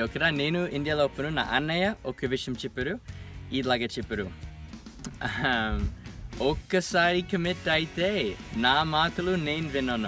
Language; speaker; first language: Telugu; non-native, learner; English